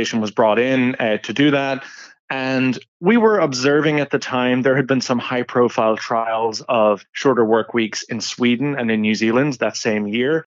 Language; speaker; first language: English; native; English